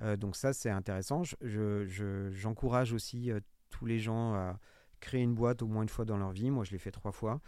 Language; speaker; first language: French; native; French